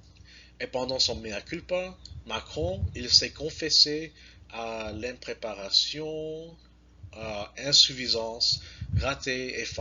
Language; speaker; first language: French; non-native, learner; English